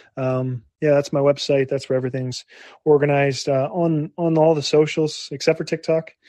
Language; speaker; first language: English; native; English